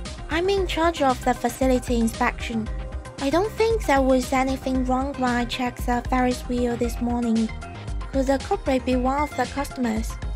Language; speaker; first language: English; non-native, fluent; Japanese